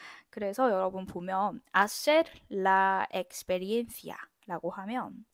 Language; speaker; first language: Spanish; non-native, fluent; Korean